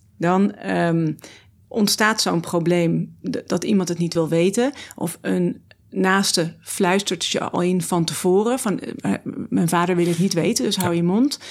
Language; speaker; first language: Dutch; native; Dutch